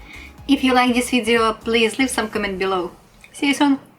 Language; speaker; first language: English; non-native, learner; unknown